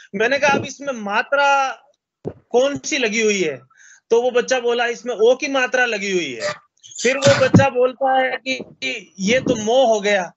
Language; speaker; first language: Hindi; native; Hindi